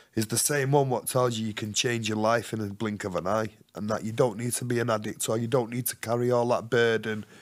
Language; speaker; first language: English; native; English